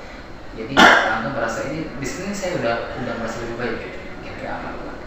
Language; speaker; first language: Indonesian; native; Indonesian